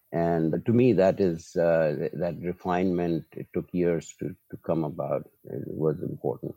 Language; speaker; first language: English; non-native, local second language; Urdu